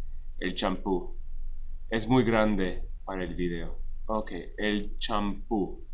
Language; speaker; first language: Spanish; non-native, fluent; English